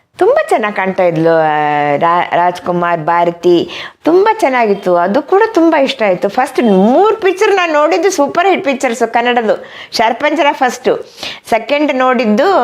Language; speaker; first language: Kannada; non-native, fluent; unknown